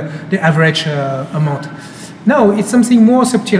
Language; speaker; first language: English; non-native, fluent; French